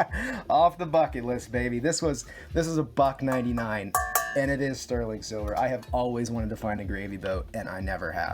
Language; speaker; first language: English; native; English